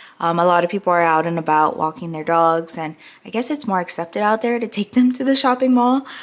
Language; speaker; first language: English; native; English